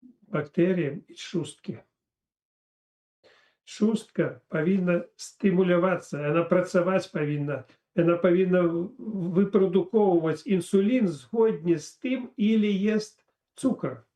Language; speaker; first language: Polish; non-native, fluent; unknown